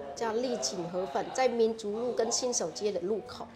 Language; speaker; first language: Chinese; non-native, fluent; Vietnamese